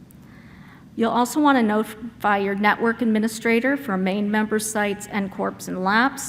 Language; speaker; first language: English; native; English